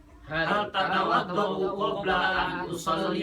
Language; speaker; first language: Arabic; non-native, learner; Indonesian